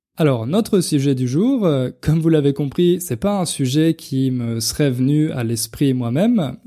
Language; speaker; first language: French; native; French